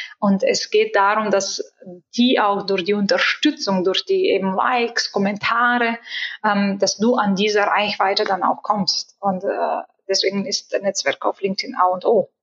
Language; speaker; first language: German; non-native, fluent; Bulgarian